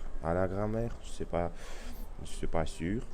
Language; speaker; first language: French; non-native, learner; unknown